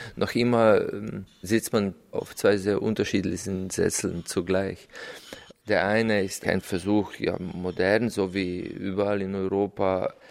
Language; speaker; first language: German; non-native, fluent; Slovenian